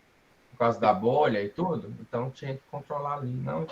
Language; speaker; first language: Portuguese; native; Portuguese